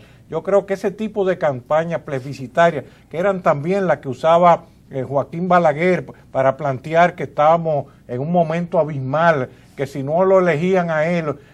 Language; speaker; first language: Spanish; native; Spanish